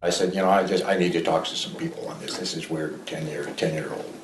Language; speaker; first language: English; native; English